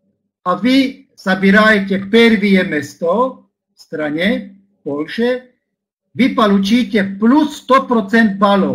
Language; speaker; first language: Russian; non-native, learner; Slovak